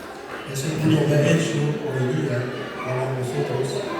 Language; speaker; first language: Spanish; non-native, fluent; Haitian Creole